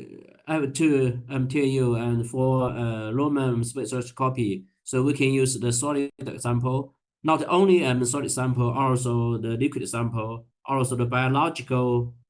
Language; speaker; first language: English; non-native, learner; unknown